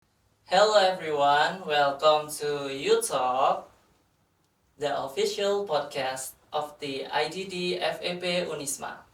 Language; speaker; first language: English; non-native, fluent; Indonesian